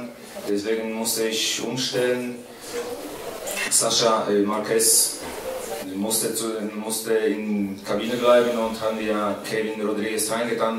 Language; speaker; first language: German; non-native, fluent; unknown